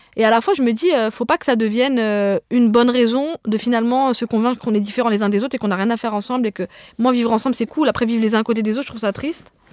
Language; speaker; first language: French; early bilingual, other home language; Arabic